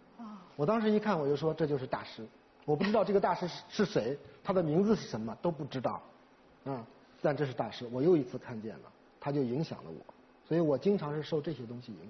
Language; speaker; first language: Chinese; native; Chinese